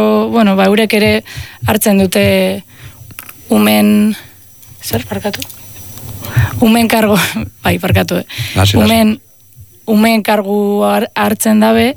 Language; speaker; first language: Basque; native; Basque